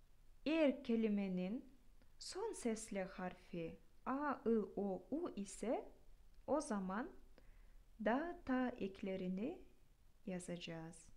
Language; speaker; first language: Turkish; non-native, fluent; Kyrgyz